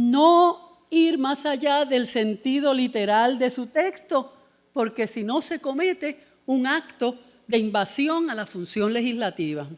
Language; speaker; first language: Spanish; native; Spanish